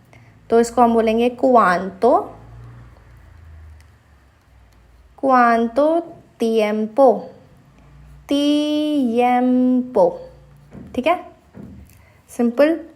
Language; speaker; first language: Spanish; non-native, fluent; Hindi